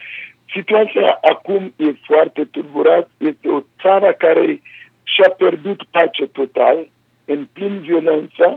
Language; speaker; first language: Romanian; non-native, fluent; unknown